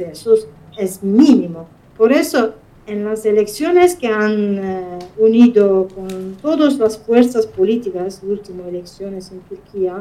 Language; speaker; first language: Spanish; non-native, fluent; Kurdish